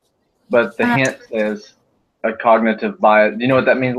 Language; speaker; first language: English; native; English